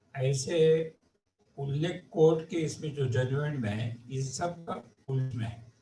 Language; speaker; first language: Hindi; non-native, local second language; Marathi